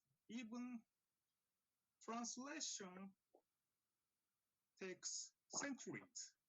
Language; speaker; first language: English; non-native, fluent; Japanese